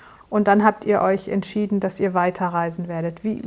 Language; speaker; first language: German; native; German